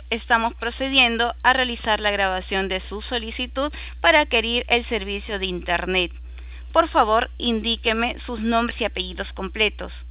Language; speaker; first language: Spanish; native; Spanish